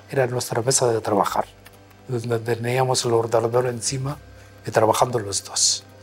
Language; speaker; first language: Spanish; non-native, fluent; Arabic